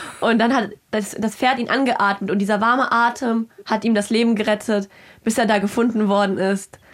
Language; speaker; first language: German; early bilingual, other home language; Russian